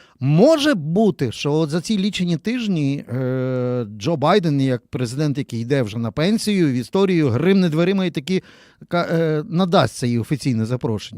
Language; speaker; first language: Ukrainian; native; Ukrainian